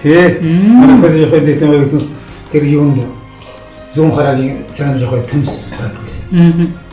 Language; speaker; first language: Mongolian; non-native, local second language; Kazakh